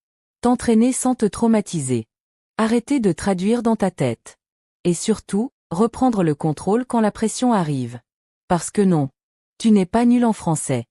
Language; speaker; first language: French; native; French